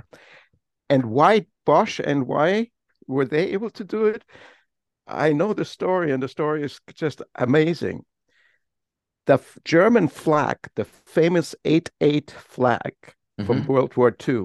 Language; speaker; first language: English; non-native, fluent; German